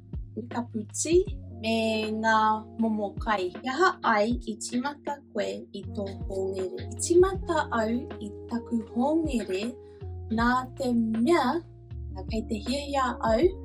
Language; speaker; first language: Māori; non-native, local second language; English